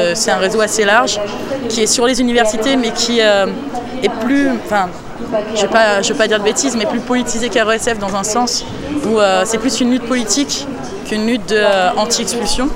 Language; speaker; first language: French; native; French